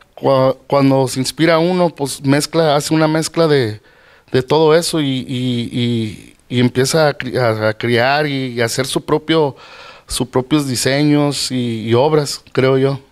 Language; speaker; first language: Spanish; early bilingual, heritage; Spanish